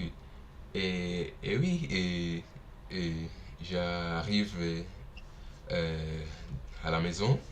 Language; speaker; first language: French; non-native, learner; Portuguese